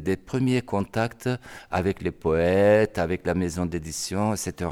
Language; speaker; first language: French; non-native, fluent; Turkish